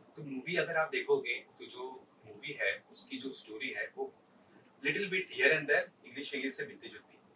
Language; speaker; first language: Hindi; native; Hindi